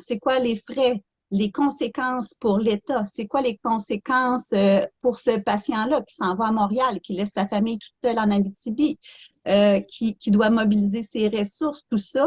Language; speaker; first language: French; native; French